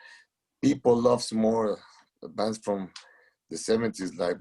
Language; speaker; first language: English; non-native, learner; Spanish